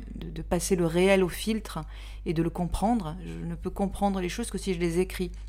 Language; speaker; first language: French; native; French